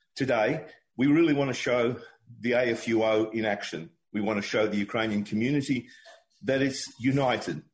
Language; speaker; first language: English; early bilingual, other home language; Ukrainian